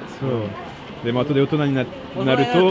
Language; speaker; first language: Japanese; non-native, fluent; French